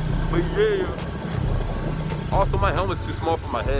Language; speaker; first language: English; native; English